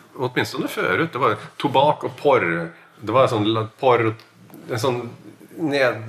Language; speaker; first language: Swedish; non-native, fluent; Norwegian